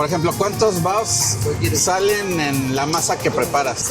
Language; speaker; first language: Spanish; native; Spanish